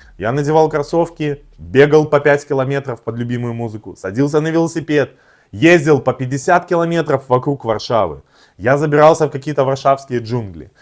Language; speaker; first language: Russian; native; Russian